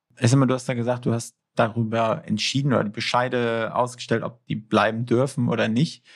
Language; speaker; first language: German; native; German